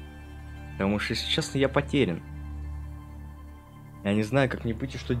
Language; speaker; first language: Russian; native; Russian